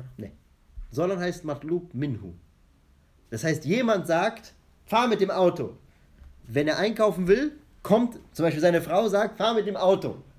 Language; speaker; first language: German; non-native, fluent; Arabic